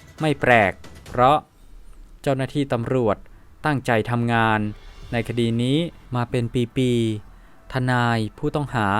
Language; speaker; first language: Thai; native; Thai